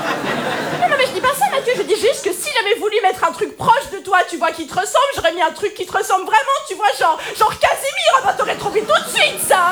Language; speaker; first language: French; native; French